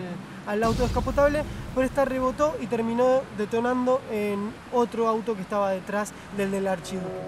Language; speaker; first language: Spanish; native; Spanish